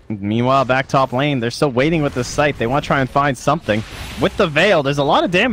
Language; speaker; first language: English; native; English